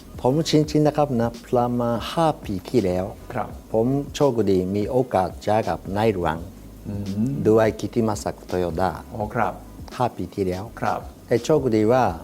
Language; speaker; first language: Thai; non-native, learner; Japanese